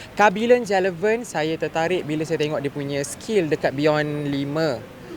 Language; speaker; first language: Malay; native; Malay